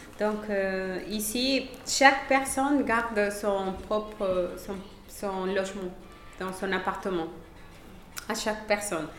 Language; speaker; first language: French; non-native, fluent; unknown